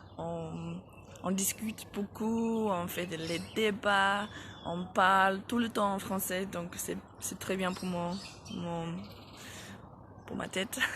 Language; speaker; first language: French; non-native, fluent; English